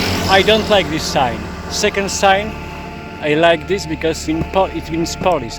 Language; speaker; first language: English; non-native, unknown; Polish